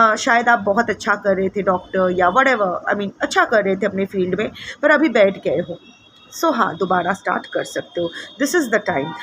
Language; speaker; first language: Hindi; non-native, local second language; Bangla